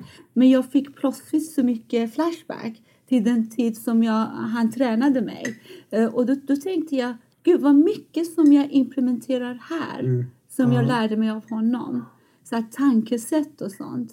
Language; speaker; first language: Swedish; non-native, fluent; Persian